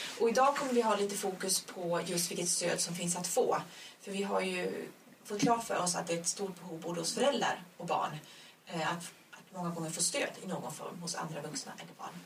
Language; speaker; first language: Swedish; native; Swedish